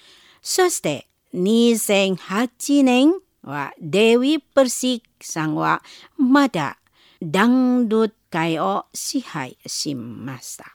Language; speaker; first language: Japanese; non-native, learner; Indonesian